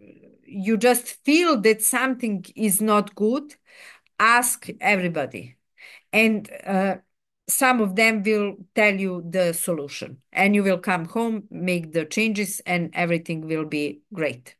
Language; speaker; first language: English; non-native, fluent; Serbian